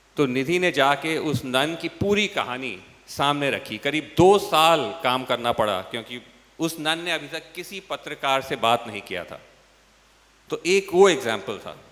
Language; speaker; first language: Hindi; non-native, local second language; English